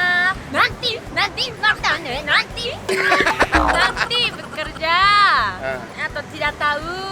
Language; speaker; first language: Indonesian; non-native, learner; Japanese